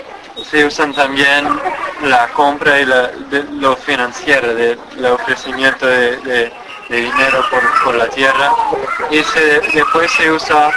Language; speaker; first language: Spanish; non-native, fluent; English